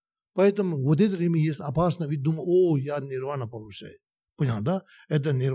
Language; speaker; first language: Russian; non-native, learner; Tibetan